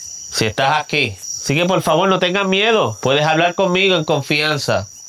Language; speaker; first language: Spanish; early bilingual, heritage; Spanish